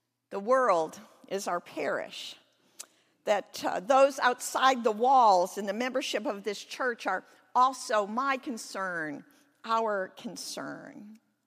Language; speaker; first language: English; native; English